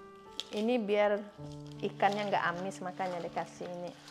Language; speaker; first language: Indonesian; native; Indonesian